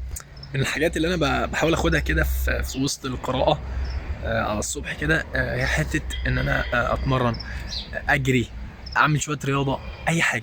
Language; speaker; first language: Arabic; native; Arabic